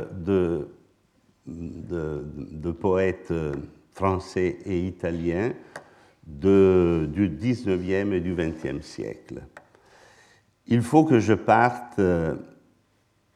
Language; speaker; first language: French; non-native, fluent; Italian